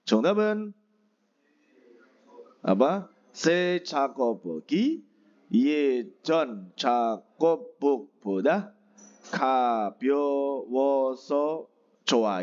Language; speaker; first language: Korean; non-native, fluent; Indonesian